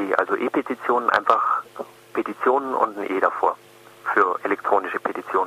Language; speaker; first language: German; native; German